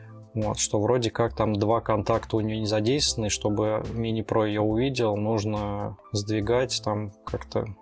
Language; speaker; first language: Russian; native; Russian